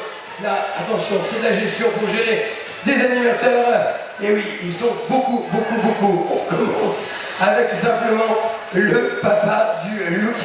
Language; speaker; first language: French; native; French